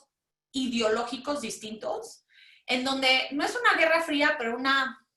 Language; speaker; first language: Spanish; native; Spanish